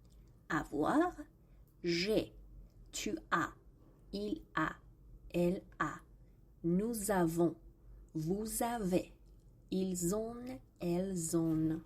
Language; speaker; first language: French; non-native, fluent; Persian